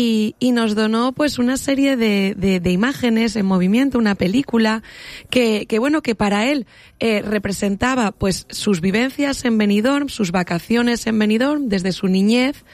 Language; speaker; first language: Spanish; native; Spanish